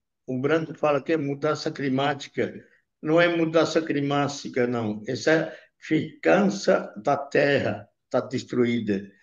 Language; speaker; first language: Portuguese; non-native, local second language; Yanomámi